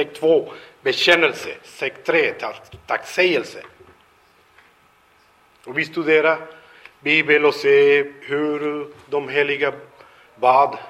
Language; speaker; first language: Swedish; non-native, fluent; Spanish